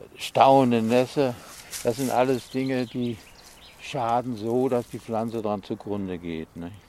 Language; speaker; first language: German; native; German